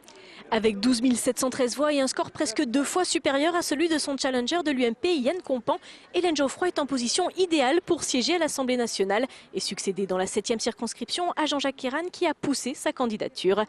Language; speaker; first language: French; native; French